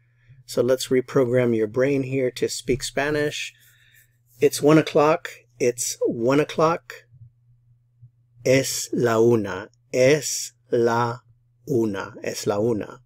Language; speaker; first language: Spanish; non-native, fluent; English